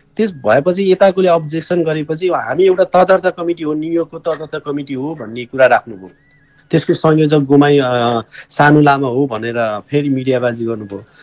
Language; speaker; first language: Nepali; non-native, local second language; Eastern Tamang